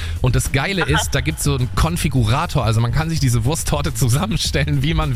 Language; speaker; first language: German; native; German